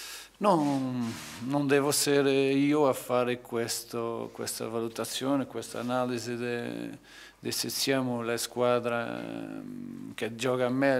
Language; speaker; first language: Italian; non-native, fluent; Portuguese